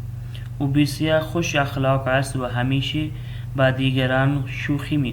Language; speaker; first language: Persian; non-native, fluent; Urdu